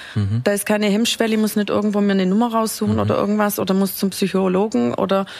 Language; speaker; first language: German; native; German